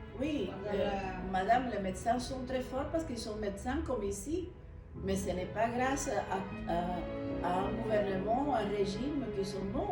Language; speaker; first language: French; non-native, fluent; Spanish